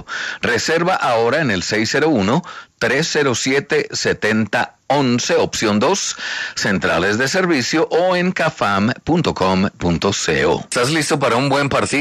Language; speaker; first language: Spanish; native; Spanish